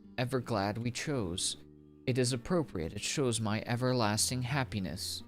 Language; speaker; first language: English; native; English